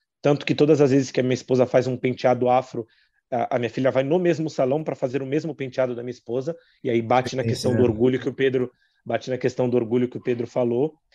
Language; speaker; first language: Portuguese; native; Portuguese